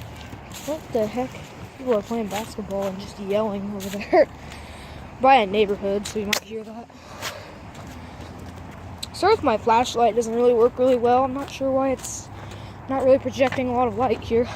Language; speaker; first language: English; native; English